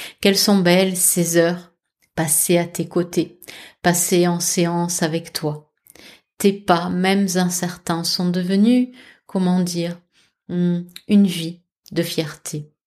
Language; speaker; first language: French; native; French